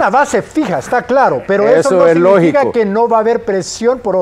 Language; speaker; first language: Spanish; native; Spanish